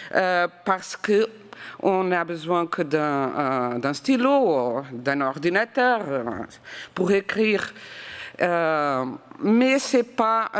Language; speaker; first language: French; non-native, fluent; Portuguese